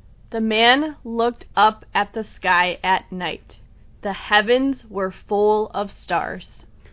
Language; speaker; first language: English; native; English